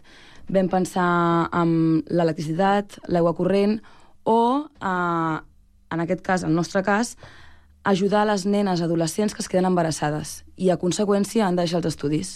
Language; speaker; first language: Catalan; native; Catalan